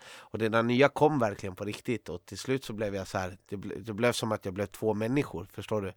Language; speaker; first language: Swedish; native; Swedish